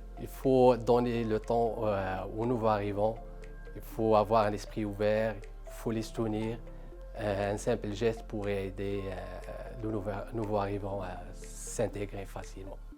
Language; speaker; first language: French; non-native, local second language; Arabic